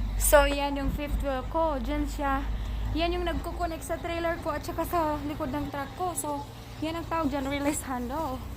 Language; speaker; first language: Filipino; non-native, local second language; Waray